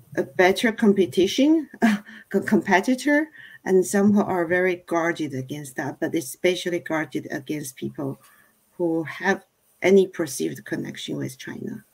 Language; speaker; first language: English; non-native, fluent; Chinese